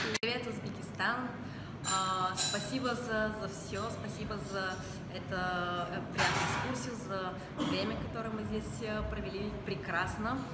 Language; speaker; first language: Russian; non-native, fluent; Bulgarian